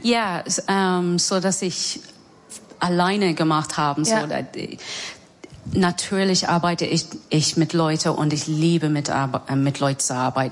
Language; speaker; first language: German; non-native, fluent; English